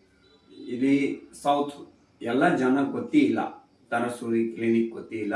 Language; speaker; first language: Kannada; non-native, learner; Tibetan